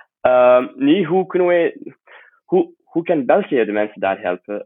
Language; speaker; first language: Dutch; non-native, fluent; Arabic